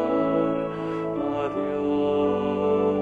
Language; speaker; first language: Spanish; native; Spanish